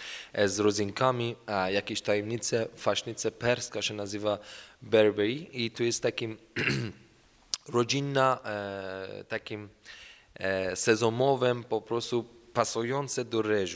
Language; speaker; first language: Polish; non-native, learner; Persian